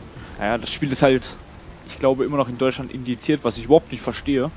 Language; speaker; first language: German; native; German